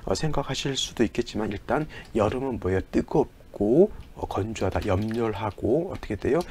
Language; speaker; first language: Korean; native; Korean